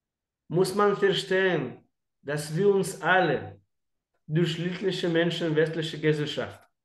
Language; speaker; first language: German; non-native, learner; Russian